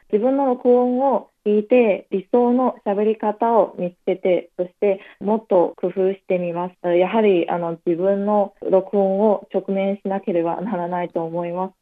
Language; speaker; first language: Japanese; non-native, fluent; Chinese